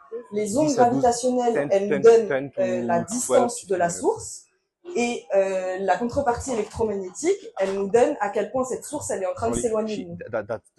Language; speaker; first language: French; native; French